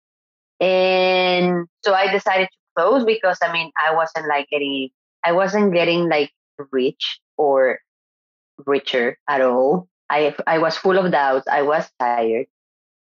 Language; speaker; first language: English; non-native, fluent; Spanish